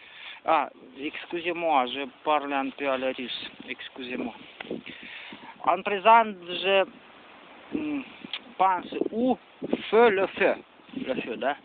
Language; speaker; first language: French; non-native, learner; Romanian